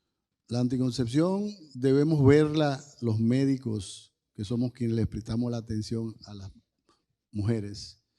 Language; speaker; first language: Spanish; native; Spanish